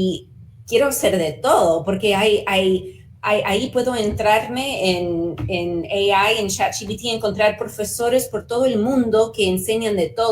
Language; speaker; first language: Spanish; early bilingual, heritage; Spanish